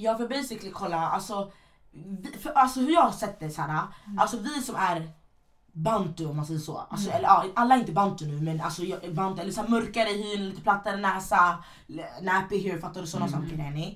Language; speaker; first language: Swedish; early bilingual, other home language; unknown